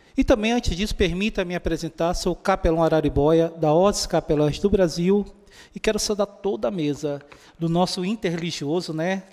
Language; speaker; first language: Portuguese; native; Portuguese